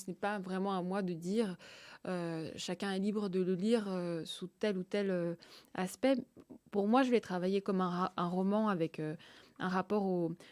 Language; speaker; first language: French; early bilingual, other home language; Russian